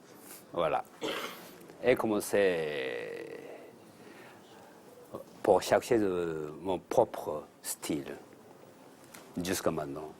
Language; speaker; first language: French; non-native, learner; Japanese